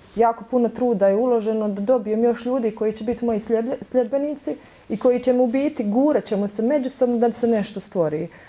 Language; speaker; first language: Bosnian; native; Bosnian